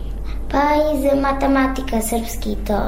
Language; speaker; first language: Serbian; non-native, learner; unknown